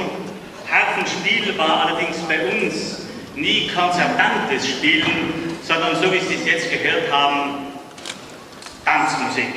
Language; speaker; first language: German; native; German